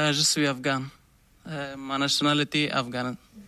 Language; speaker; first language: French; non-native, learner; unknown